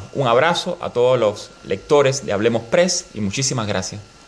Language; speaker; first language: Spanish; native; Spanish